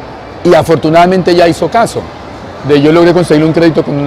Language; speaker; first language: Spanish; native; Spanish